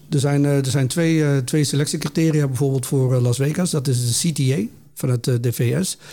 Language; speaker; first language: Dutch; native; Dutch